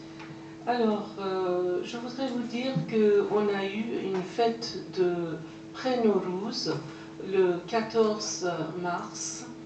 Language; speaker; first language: French; non-native, fluent; Persian